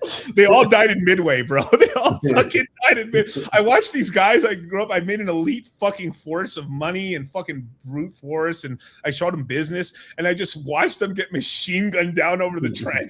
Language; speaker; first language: English; native; English